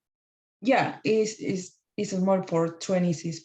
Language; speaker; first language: English; non-native, learner; Spanish